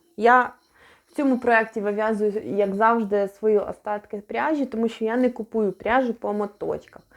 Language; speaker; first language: Ukrainian; non-native, local second language; Russian